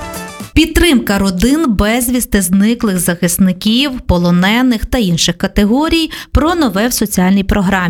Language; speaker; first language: Ukrainian; native; Ukrainian